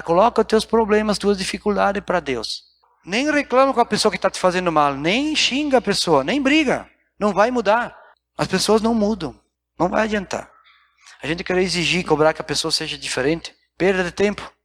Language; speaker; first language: Portuguese; native; Portuguese